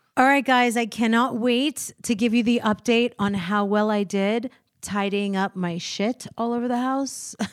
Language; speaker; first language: English; early bilingual, other home language; Persian